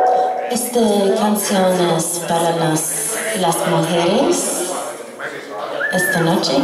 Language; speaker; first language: Spanish; non-native, learner; English